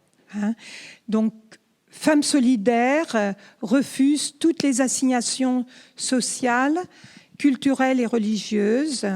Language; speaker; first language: French; native; French